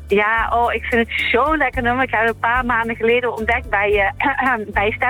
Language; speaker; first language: Dutch; native; Dutch